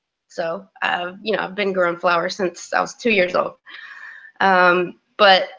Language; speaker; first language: English; native; English